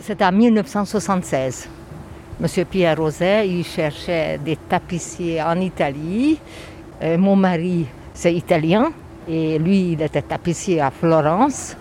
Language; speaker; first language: French; non-native, fluent; Hungarian